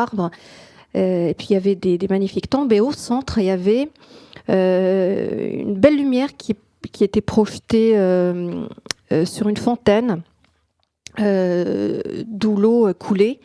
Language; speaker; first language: French; non-native, local second language; Arabic